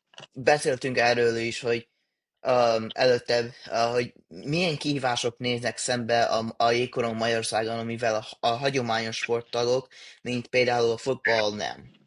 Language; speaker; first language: Hungarian; early bilingual, heritage; English